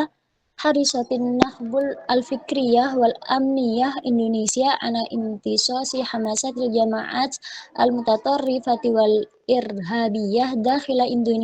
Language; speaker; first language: Arabic; non-native, learner; Indonesian